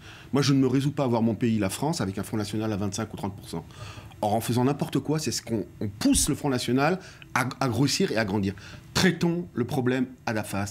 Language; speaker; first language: French; native; French